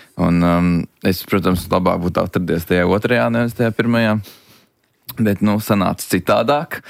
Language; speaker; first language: Latvian; native; Latvian